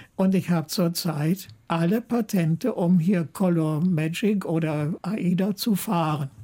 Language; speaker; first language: German; native; German